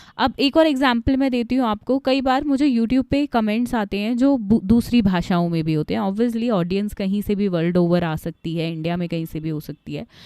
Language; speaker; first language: Hindi; native; Hindi